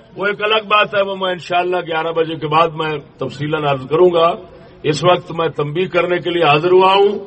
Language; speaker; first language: Urdu; non-native, local second language; Punjabi